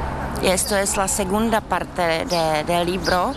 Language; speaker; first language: Spanish; non-native, fluent; Czech